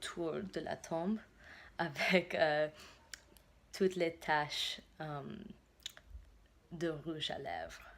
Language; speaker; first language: French; non-native, fluent; English